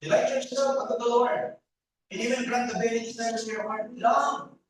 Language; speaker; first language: English; non-native, local second language; Filipino